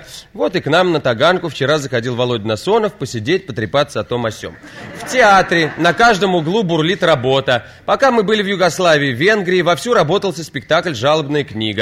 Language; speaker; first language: Russian; native; Russian